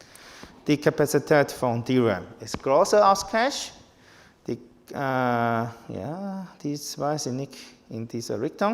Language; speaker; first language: German; non-native, fluent; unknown